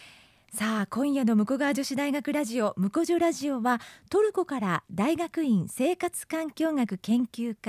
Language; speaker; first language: Japanese; native; Japanese